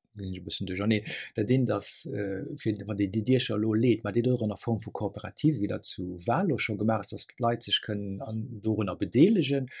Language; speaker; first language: Luxembourgish; native; Luxembourgish